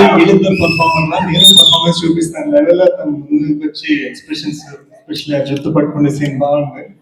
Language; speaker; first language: Telugu; early bilingual, heritage; Telugu